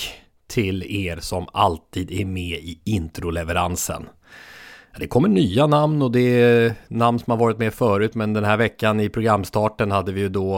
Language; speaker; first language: Swedish; native; Swedish